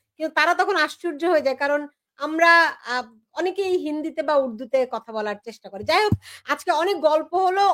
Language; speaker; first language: Bangla; native; Bangla